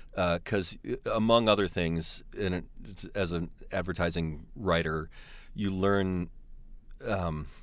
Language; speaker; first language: English; native; English